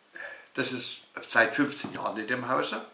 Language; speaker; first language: German; native; German